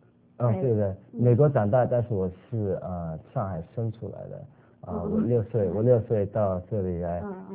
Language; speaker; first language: Chinese; early bilingual, other home language; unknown